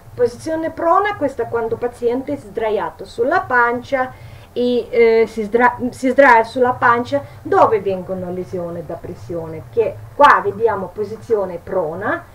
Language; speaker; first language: Italian; non-native, learner; Russian